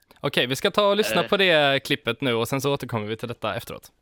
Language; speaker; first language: Swedish; native; Swedish